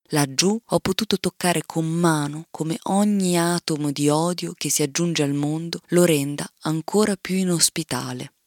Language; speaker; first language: Italian; native; Italian